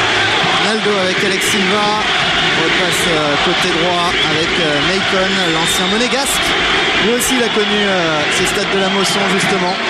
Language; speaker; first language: French; native; French